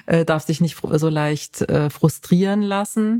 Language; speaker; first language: German; native; German